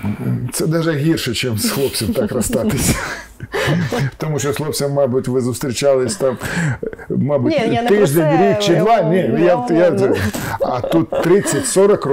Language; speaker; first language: Ukrainian; non-native, local second language; Russian